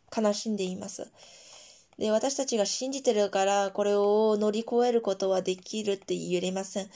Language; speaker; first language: Japanese; non-native, fluent; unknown